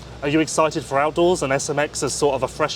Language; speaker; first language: English; native; English